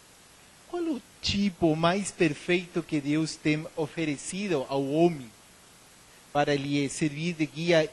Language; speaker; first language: Portuguese; non-native, learner; Spanish